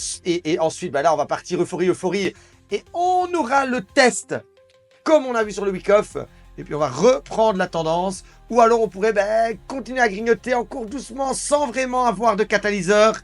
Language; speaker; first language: French; native; French